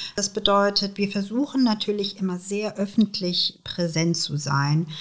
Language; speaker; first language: German; early bilingual, other home language; Serbian